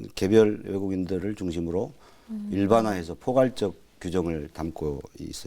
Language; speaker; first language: Korean; native; Korean